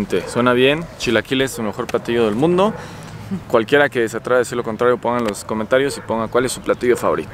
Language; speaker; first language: Spanish; native; Spanish